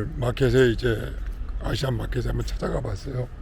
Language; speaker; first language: Korean; native; Korean